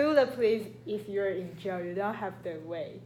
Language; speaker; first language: English; non-native, learner; Chinese